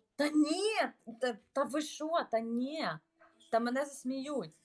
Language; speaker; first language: Ukrainian; native; Ukrainian